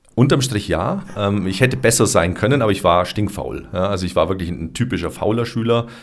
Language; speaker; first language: German; native; German